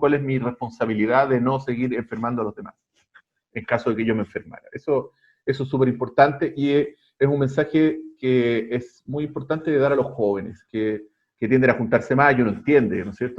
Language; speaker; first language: Spanish; native; Spanish